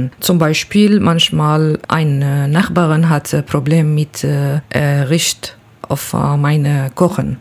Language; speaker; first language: German; non-native, learner; Kurdish